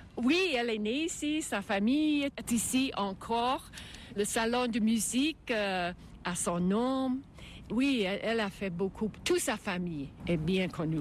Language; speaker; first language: French; non-native, learner; English